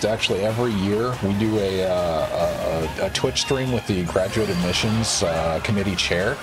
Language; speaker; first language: English; native; English